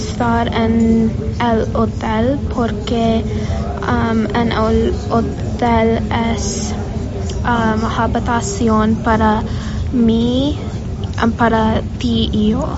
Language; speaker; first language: Spanish; non-native, learner; English